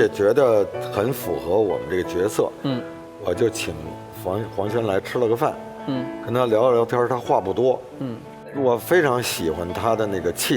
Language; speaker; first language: Chinese; native; Chinese